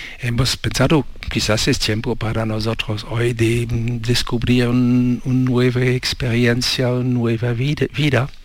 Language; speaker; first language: Spanish; non-native, learner; French